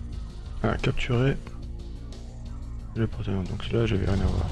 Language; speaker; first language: French; native; French